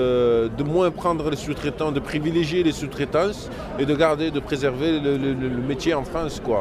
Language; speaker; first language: French; native; French